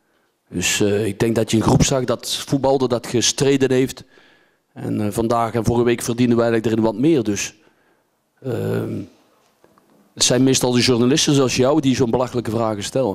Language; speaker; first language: Dutch; native; Dutch